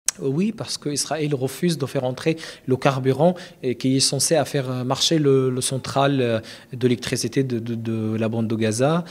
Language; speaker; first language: French; non-native, fluent; Arabic